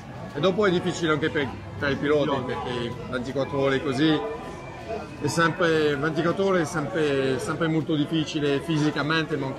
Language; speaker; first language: Italian; non-native, fluent; French